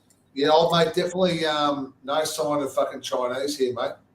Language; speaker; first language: English; native; English